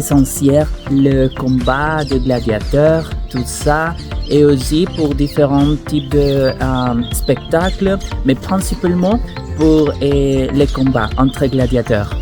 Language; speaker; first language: French; non-native, learner; Spanish